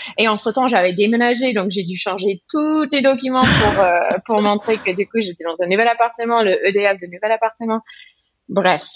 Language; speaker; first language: French; non-native, fluent; English